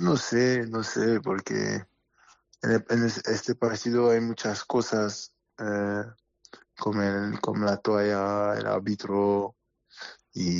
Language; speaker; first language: Spanish; non-native, learner; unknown